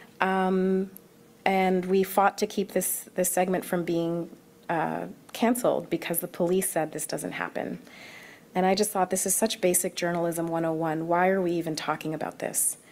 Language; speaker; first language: English; early bilingual, other home language; Arabic